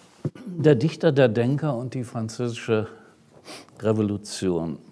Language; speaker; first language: German; native; German